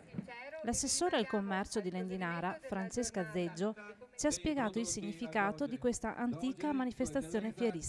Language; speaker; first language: Italian; native; Italian